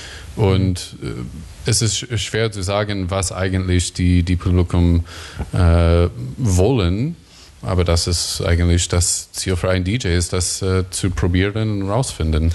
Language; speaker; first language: German; non-native, fluent; English